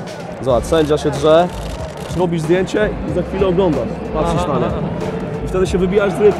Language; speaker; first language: Polish; native; Polish